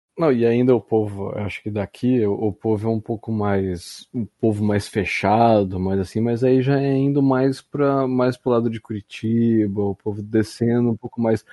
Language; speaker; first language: Portuguese; native; Portuguese